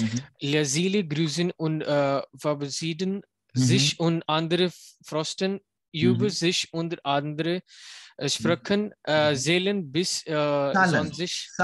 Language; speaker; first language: German; non-native, learner; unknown